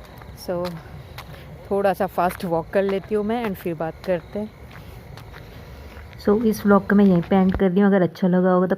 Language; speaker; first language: Hindi; native; Hindi